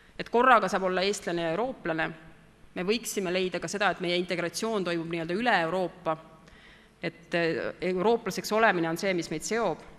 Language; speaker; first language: Estonian; native; Estonian